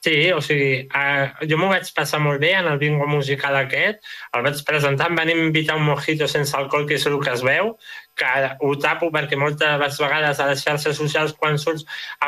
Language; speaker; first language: Catalan; native; Catalan